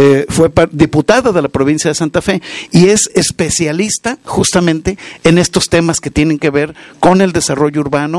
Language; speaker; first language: Spanish; native; Spanish